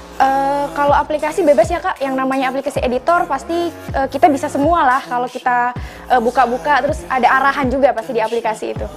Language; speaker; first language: Indonesian; native; Indonesian